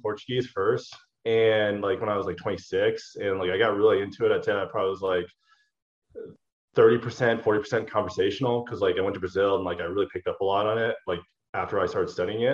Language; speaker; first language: English; native; English